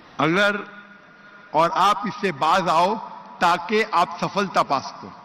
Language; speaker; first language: Urdu; non-native, local second language; Konkani